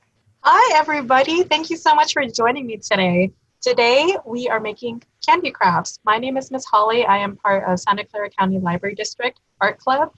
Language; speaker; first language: English; native; English